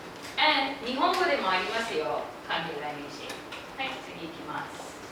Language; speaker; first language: Japanese; non-native, fluent; English